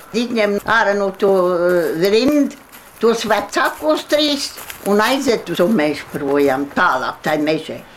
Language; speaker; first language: Latvian; non-native, local second language; Romany